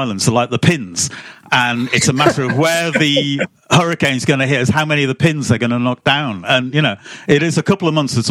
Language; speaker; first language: English; native; English